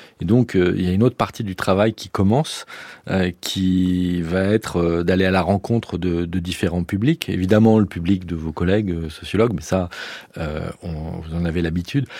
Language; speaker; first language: French; native; French